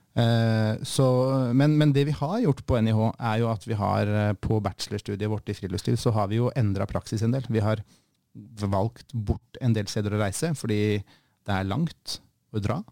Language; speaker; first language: Norwegian; native; Norwegian